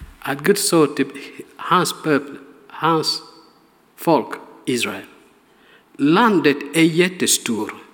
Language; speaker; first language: Swedish; non-native, learner; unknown